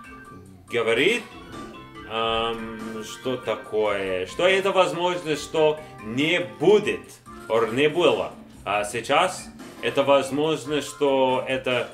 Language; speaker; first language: Russian; non-native, learner; English